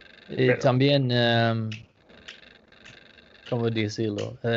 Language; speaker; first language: Spanish; non-native, learner; Danish